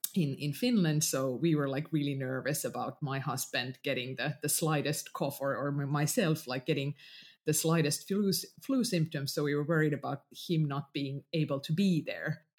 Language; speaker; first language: English; non-native, fluent; Finnish